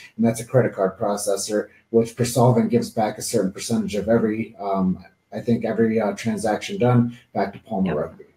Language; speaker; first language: English; native; English